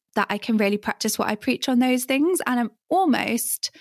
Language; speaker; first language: English; native; English